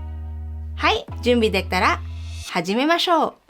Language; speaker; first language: Japanese; non-native, fluent; Filipino